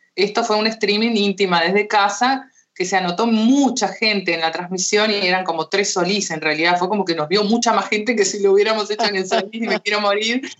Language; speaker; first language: Spanish; early bilingual, heritage; Spanish